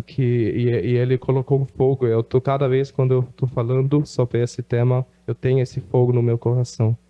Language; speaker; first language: Portuguese; non-native, local second language; German